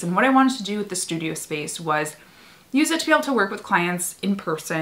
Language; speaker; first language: English; native; English